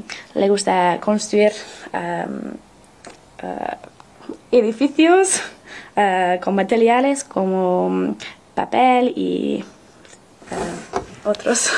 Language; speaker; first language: Spanish; non-native, learner; English